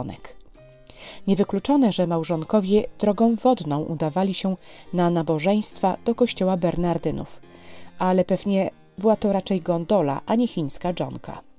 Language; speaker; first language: Polish; native; Polish